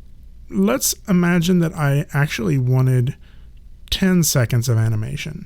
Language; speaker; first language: English; native; English